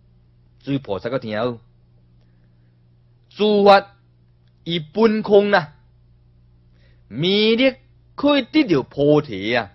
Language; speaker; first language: Chinese; non-native, local second language; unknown